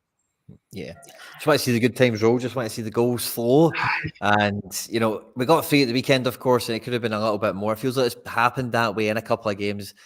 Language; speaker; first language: English; native; English